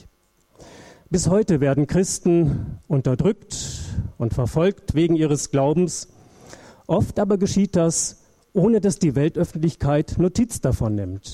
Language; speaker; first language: German; native; German